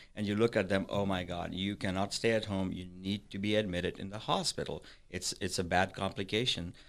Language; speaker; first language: English; non-native, local second language; Urdu